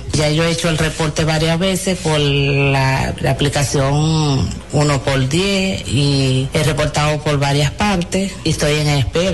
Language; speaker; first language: Spanish; native; Spanish